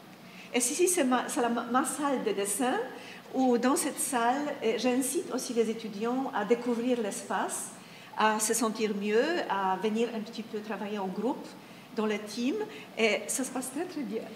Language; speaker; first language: French; non-native, fluent; Polish